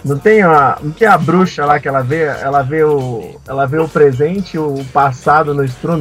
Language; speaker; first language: Portuguese; native; Portuguese